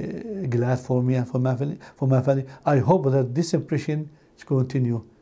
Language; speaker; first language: English; non-native, learner; Arabic